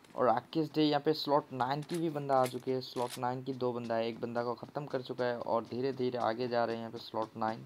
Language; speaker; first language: Hindi; non-native, local second language; Assamese